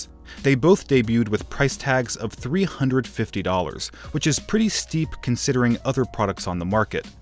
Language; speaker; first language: English; native; English